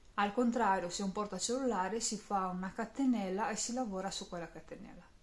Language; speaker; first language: Italian; non-native, fluent; Romanian